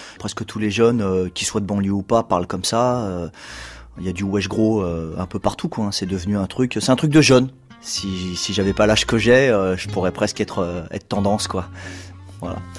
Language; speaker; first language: French; native; French